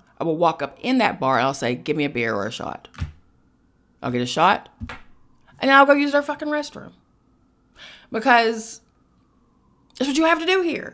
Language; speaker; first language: English; native; English